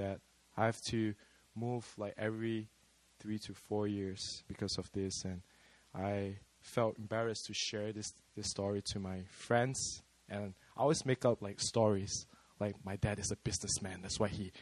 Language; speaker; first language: English; non-native, local second language; Chinese